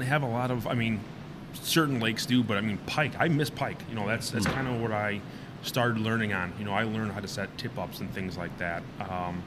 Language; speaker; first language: English; native; English